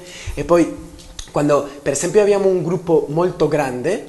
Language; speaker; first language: Italian; non-native, learner; Spanish